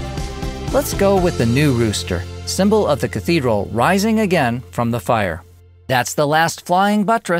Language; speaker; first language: English; native; English